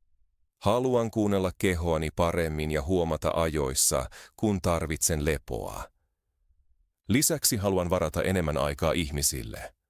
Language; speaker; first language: Finnish; non-native, fluent; Spanish